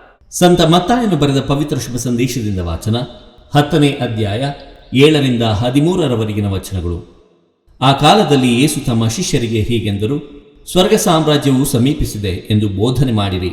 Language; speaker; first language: Kannada; native; Kannada